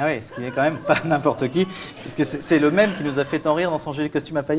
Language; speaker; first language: French; native; French